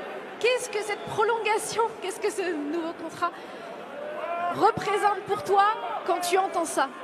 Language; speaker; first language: French; native; French